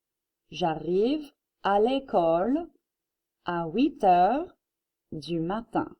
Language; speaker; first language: French; non-native, fluent; English